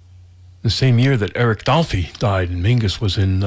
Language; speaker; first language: English; native; English